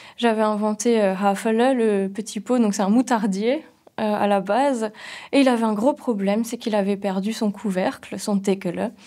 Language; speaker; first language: French; non-native, local second language; Swiss German